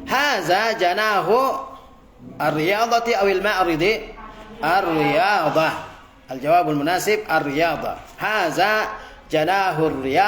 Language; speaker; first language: Arabic; non-native, fluent; Indonesian